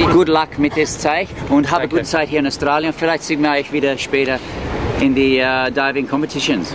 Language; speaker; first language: German; non-native, learner; English